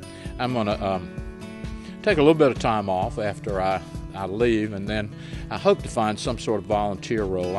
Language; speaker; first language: English; native; English